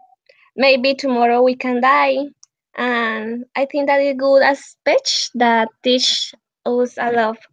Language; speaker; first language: English; non-native, learner; Spanish